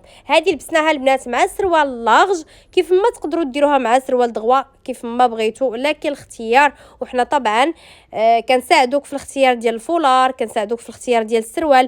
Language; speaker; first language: Arabic; native; Arabic